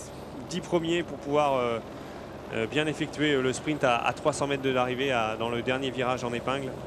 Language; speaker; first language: French; native; French